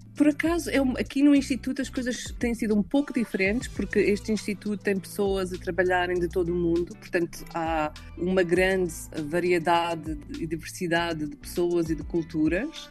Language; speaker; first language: Portuguese; native; Portuguese